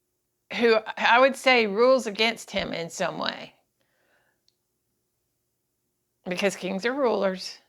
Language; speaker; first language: English; native; English